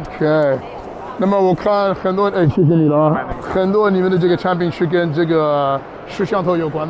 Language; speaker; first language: Chinese; non-native, fluent; English